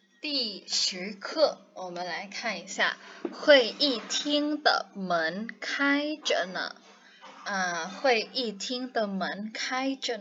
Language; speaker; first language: Chinese; non-native, fluent; Indonesian